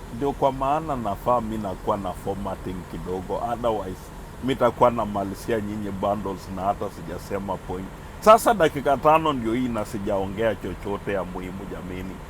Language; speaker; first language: Swahili; non-native, local second language; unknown